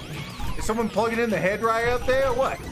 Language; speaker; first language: English; native; English